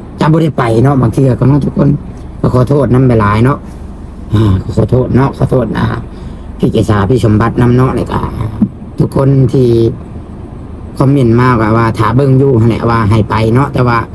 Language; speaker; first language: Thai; non-native, local second language; Lao